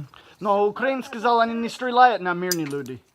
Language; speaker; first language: Russian; non-native, learner; English